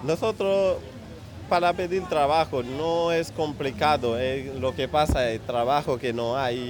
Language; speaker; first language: Spanish; non-native, learner; Haitian Creole